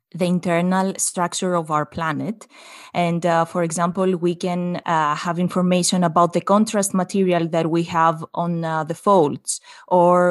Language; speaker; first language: English; non-native, fluent; Greek